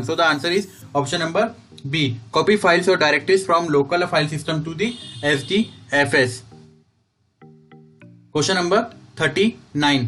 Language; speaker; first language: English; non-native, local second language; Hindi